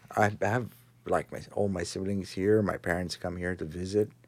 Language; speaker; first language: English; non-native, fluent; Tigrinya